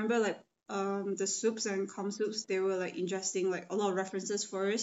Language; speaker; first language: English; non-native, local second language; Chinese